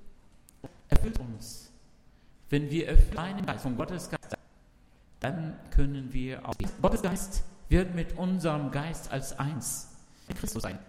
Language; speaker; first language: German; non-native, learner; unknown